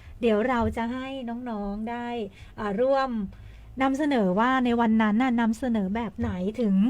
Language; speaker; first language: Thai; native; Thai